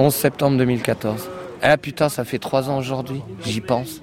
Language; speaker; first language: French; native; French